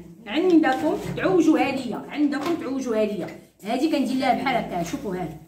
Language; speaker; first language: Arabic; native; Arabic